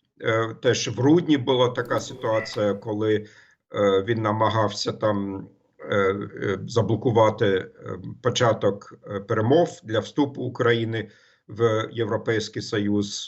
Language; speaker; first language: Ukrainian; non-native, fluent; German